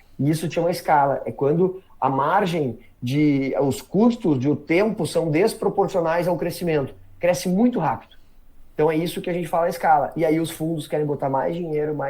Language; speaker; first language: Portuguese; native; Portuguese